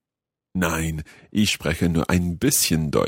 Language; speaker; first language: German; non-native, learner; English